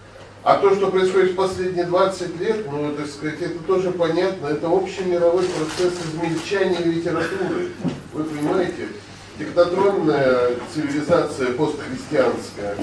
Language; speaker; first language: Russian; native; Russian